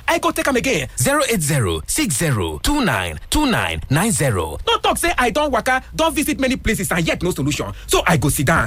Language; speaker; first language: Nigerian Pidgin; native; Nigerian Pidgin